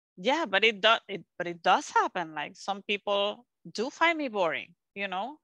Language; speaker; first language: English; non-native, fluent; Spanish